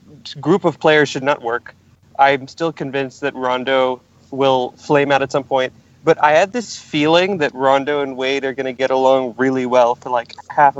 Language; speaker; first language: English; native; English